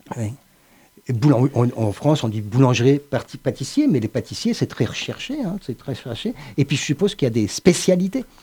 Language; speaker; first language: French; native; French